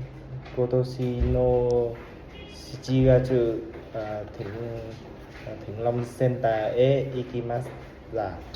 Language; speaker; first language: Japanese; non-native, learner; Vietnamese